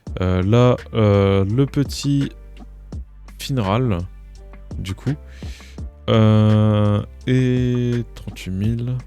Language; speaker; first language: French; native; French